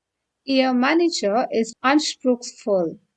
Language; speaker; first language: German; non-native, fluent; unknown